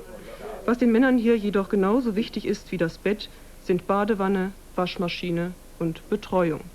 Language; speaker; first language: German; native; German